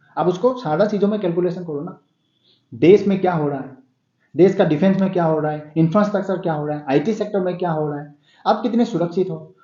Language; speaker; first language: Hindi; non-native, local second language; Assamese